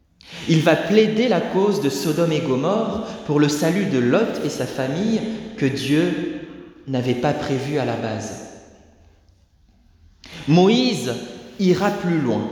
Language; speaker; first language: French; native; French